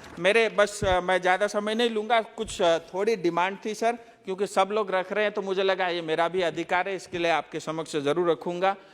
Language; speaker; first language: Hindi; non-native, local second language; Nepali